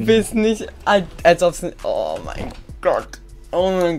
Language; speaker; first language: German; native; German